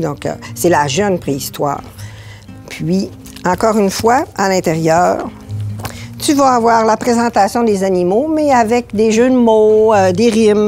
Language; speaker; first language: French; native; French